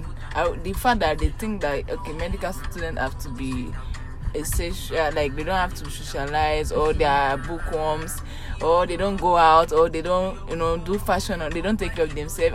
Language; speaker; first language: English; non-native, local second language; Yoruba